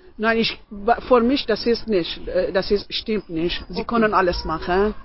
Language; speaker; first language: German; non-native, learner; Persian